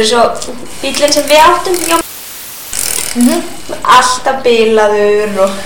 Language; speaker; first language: Icelandic; native; Icelandic